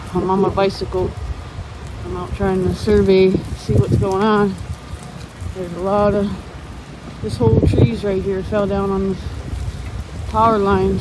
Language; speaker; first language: English; native; English